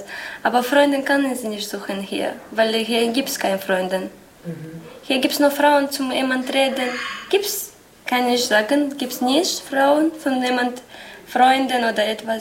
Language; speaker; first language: German; non-native, learner; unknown